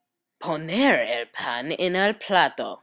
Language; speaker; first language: Spanish; non-native, learner; English